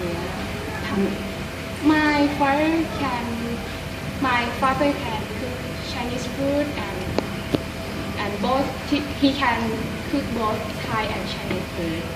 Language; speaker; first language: English; non-native, learner; Thai